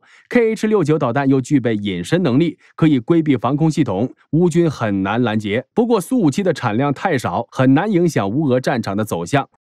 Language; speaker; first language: Chinese; native; Chinese